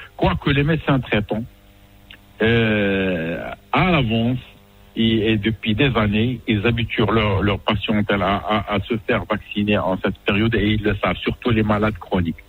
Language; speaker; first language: French; non-native, local second language; Arabic